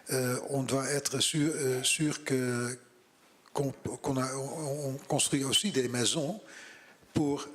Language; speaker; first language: French; non-native, learner; Dutch